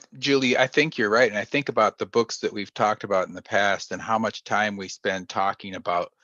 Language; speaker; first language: English; native; English